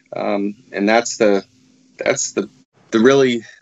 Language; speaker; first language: English; native; English